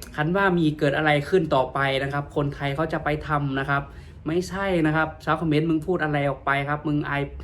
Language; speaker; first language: Thai; native; Thai